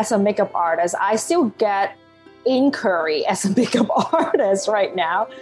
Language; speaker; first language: English; non-native, local second language; Cantonese